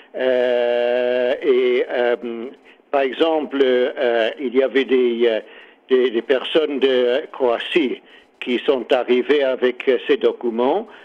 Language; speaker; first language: French; non-native, learner; English